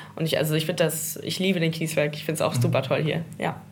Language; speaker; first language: German; early bilingual, heritage; Danish